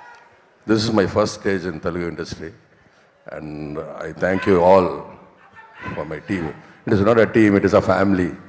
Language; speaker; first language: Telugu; non-native, learner; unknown